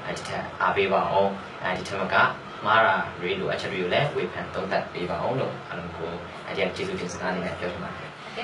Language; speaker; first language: Burmese; non-native, local second language; Hakha Chin